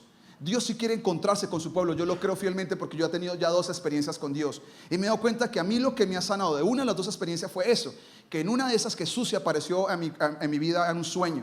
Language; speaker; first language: Spanish; native; Spanish